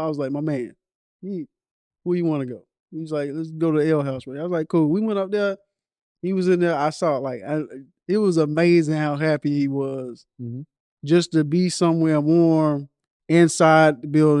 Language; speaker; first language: English; native; English